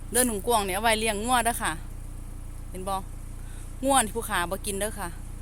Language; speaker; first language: Thai; native; Thai